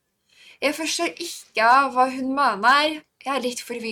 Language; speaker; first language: Norwegian; non-native, fluent; Polish